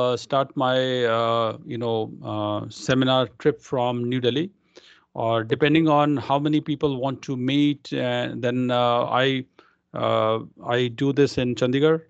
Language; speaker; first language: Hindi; non-native, local second language; Punjabi